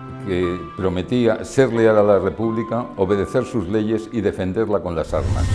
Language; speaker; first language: Spanish; native; Spanish